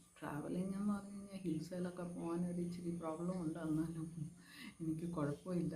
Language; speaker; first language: Malayalam; early bilingual, heritage; Malayalam